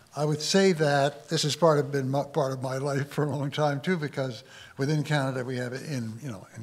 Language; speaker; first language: English; native; English